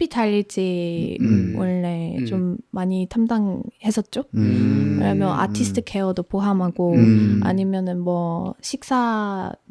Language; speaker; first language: Korean; non-native, fluent; Polish